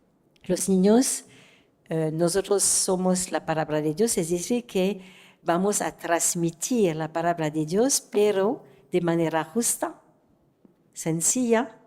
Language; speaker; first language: Spanish; non-native, fluent; French